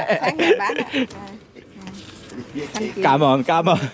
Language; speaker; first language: Vietnamese; non-native, learner; Korean